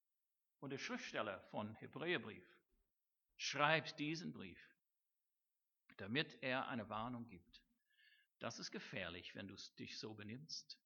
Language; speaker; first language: German; non-native, fluent; English